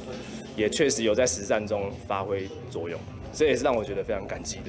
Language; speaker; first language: Chinese; native; Chinese